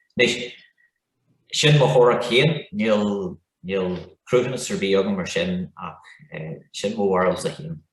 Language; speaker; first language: Irish; non-native, local second language; English